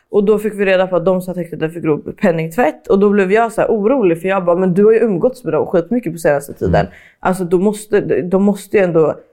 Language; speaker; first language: Swedish; native; Swedish